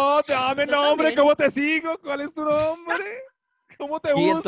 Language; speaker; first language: Spanish; native; Spanish